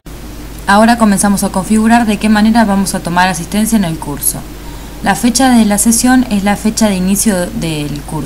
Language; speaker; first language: Spanish; native; Spanish